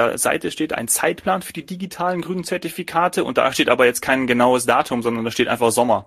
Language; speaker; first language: German; native; German